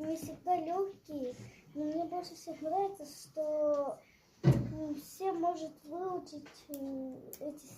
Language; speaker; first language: Russian; early bilingual, other home language; Chechen